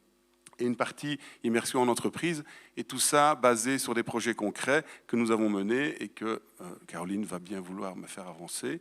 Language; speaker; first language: French; native; French